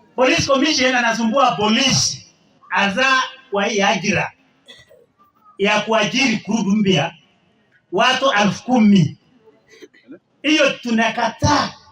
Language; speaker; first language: Swahili; non-native, local second language; Kalenjin